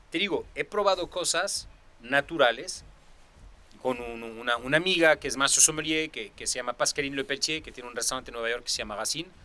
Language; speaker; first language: Spanish; non-native, fluent; French